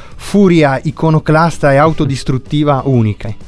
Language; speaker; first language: Italian; native; Italian